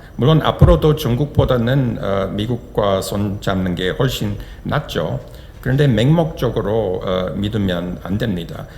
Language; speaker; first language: Korean; non-native, fluent; English